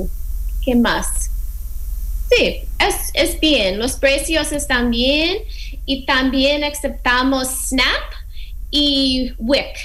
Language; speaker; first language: Spanish; non-native, fluent; English